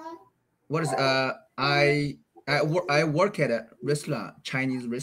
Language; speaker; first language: English; non-native, learner; Chinese